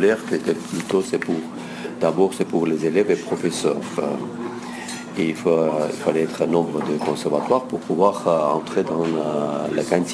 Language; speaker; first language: French; non-native, fluent; Russian